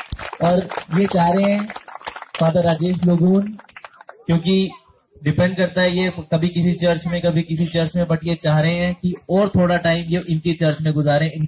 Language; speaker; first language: Hindi; native; Hindi